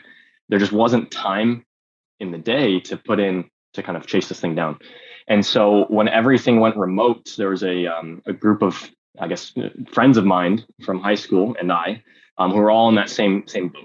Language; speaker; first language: English; native; English